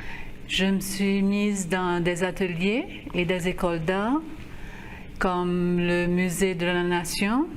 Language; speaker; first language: French; non-native, local second language; Haitian Creole